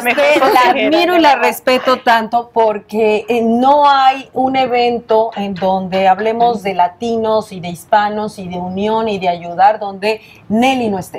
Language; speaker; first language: Spanish; native; Spanish